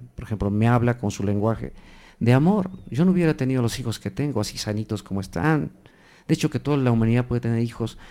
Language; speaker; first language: Spanish; native; Spanish